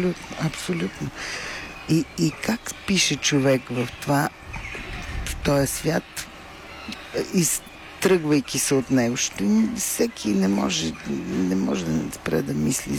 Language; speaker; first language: Bulgarian; native; Bulgarian